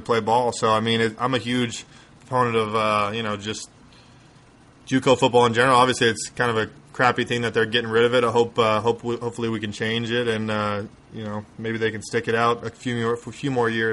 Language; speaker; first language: English; native; English